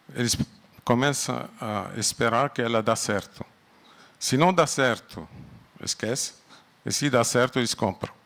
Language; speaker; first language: Portuguese; non-native, fluent; Arabic